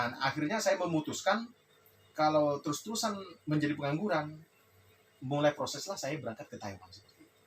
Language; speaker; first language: Indonesian; non-native, local second language; Madurese